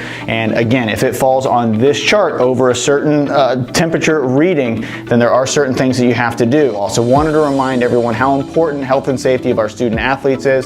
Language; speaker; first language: English; native; English